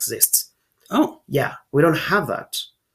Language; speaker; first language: English; non-native, local second language; Kinyarwanda